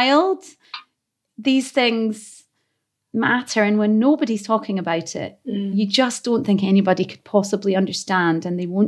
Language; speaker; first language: English; native; English